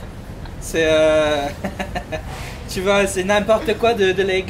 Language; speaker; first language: French; non-native, fluent; English